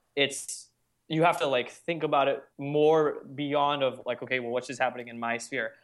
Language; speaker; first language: English; early bilingual, other home language; Hindi